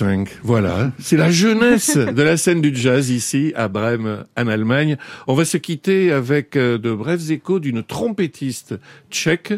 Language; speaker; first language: French; native; French